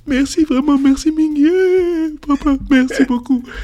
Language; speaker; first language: French; native; French